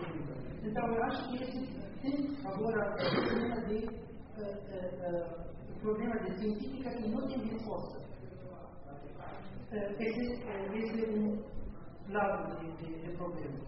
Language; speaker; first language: Portuguese; non-native, learner; Spanish